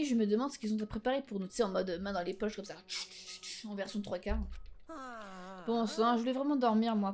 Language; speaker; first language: French; native; French